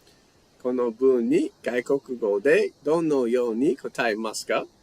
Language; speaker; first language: Japanese; non-native, fluent; English